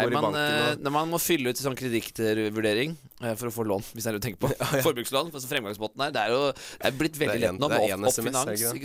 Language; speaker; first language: Norwegian; native; Norwegian